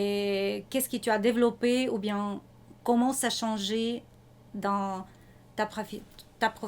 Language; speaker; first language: French; non-native, fluent; Russian